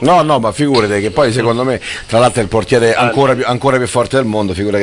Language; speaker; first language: Italian; native; Italian